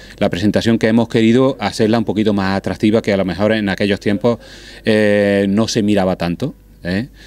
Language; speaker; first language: Spanish; native; Spanish